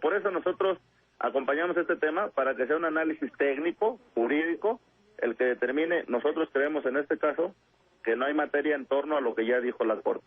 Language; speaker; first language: Spanish; native; Spanish